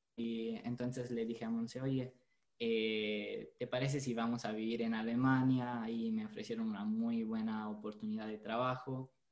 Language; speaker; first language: Spanish; non-native, fluent; Italian